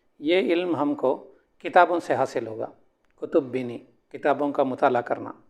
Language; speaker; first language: Urdu; native; Urdu